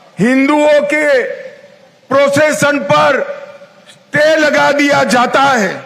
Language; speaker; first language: Hindi; non-native, local second language; Gujarati